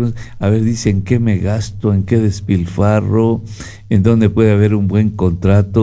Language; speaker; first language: Spanish; native; Spanish